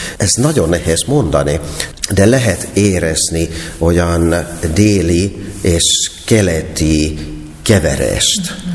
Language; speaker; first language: Hungarian; non-native, fluent; Finnish